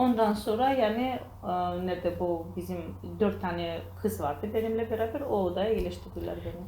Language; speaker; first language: Turkish; non-native, learner; Georgian